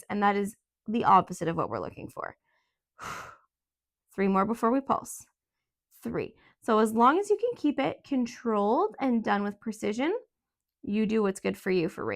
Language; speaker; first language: English; native; English